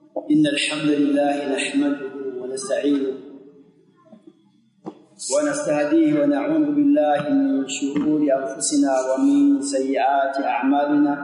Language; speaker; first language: Arabic; non-native, fluent; Swahili